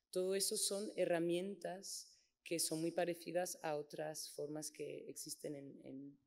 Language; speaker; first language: Spanish; non-native, fluent; English